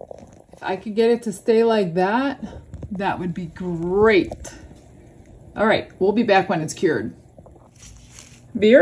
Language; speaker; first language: English; native; English